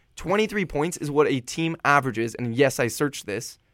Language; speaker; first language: English; native; English